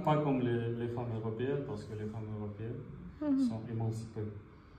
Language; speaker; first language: French; non-native, fluent; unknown